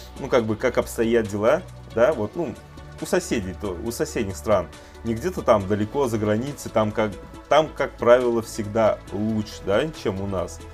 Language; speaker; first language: Russian; native; Russian